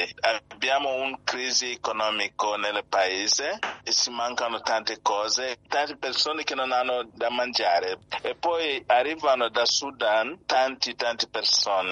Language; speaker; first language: Italian; non-native, learner; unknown